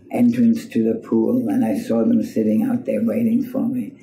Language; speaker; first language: English; early bilingual, other home language; German